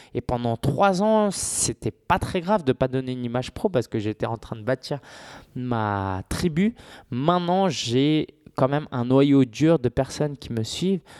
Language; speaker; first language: French; native; French